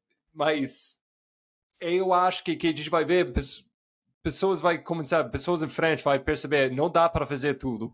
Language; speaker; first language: Portuguese; non-native, fluent; English